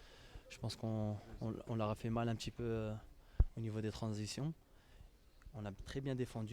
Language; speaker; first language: French; native; French